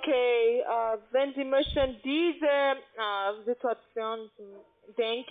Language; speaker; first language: German; non-native, learner; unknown